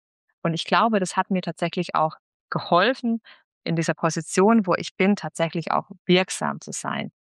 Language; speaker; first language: German; native; German